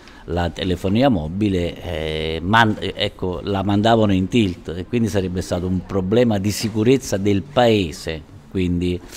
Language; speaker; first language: Italian; native; Italian